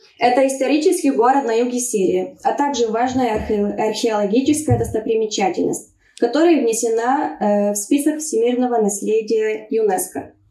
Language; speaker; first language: Russian; early bilingual, heritage; Russian